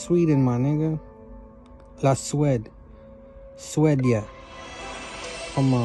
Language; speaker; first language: English; native; English